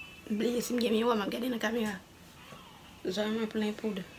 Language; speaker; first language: French; non-native, local second language; Haitian Creole